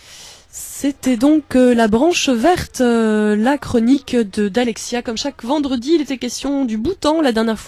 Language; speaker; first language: French; native; French